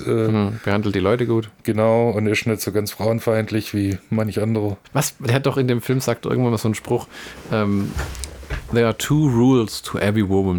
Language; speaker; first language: German; native; German